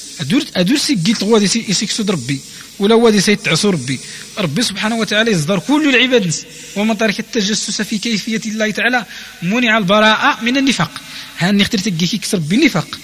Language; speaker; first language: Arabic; non-native, local second language; Tachelhit